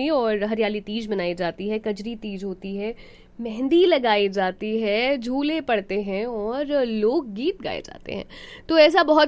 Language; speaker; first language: Hindi; native; Hindi